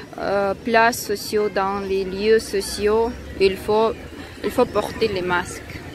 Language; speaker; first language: French; non-native, learner; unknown